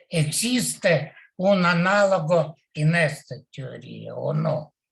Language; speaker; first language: Spanish; non-native, learner; Portuguese